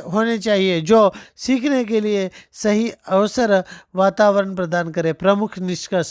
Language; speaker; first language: Hindi; non-native, local second language; Telugu